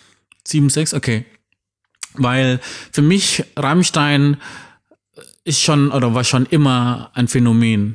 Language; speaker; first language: German; non-native, fluent; Indonesian